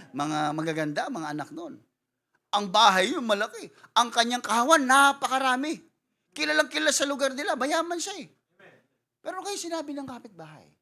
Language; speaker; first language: Filipino; non-native, local second language; Cebuano